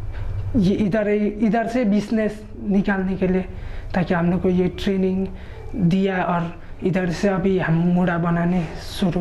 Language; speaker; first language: Hindi; non-native, local second language; Khasi